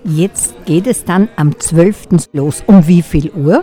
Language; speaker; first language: German; native; German